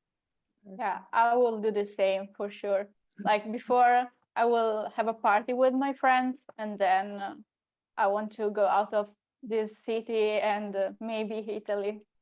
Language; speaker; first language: English; non-native, fluent; Italian